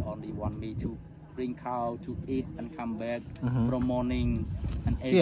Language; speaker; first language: English; non-native, learner; Khmer